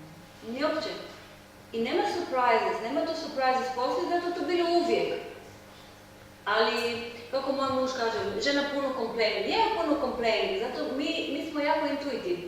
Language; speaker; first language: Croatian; non-native, learner; Hebrew